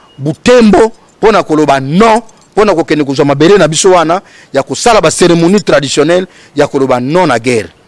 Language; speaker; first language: Lingala; non-native, local second language; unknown